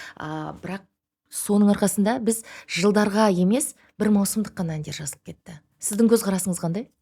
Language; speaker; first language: Kazakh; native; Kazakh